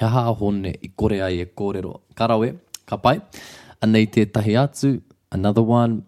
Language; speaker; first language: Māori; non-native, fluent; English